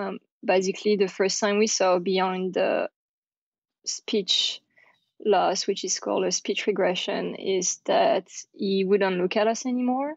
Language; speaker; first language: English; non-native, fluent; French